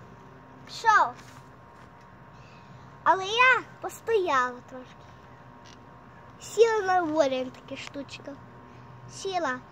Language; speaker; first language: Ukrainian; early bilingual, heritage; Ukrainian